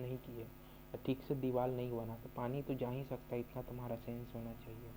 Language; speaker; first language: Hindi; native; Hindi